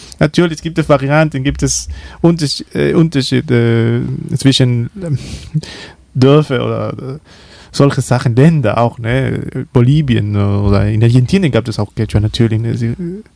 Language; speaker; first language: German; non-native, learner; Spanish